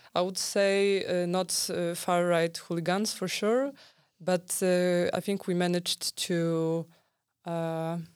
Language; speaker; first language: English; non-native, fluent; Polish